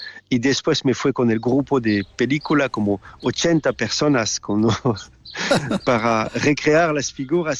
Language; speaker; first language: Spanish; non-native, learner; French